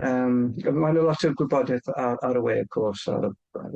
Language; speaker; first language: Welsh; non-native, fluent; English